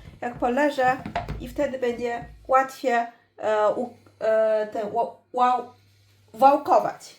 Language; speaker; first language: Polish; non-native, learner; Chinese